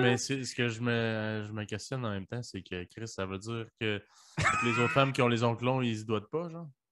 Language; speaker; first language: French; early bilingual, other home language; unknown